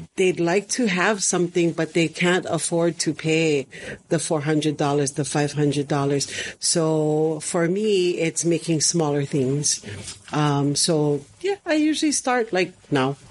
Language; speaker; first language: English; native; English